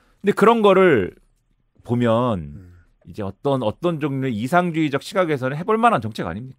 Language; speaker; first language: Korean; native; Korean